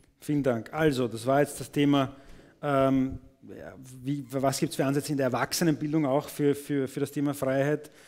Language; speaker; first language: German; native; German